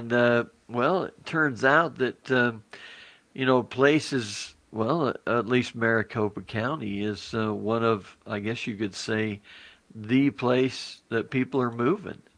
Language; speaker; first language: English; native; English